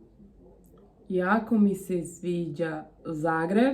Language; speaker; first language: Bosnian; non-native, learner; Portuguese